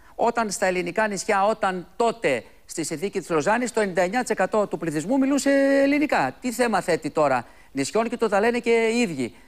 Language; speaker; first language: Greek; native; Greek